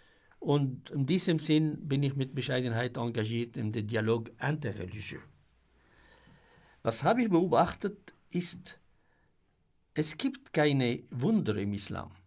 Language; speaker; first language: German; non-native, fluent; Arabic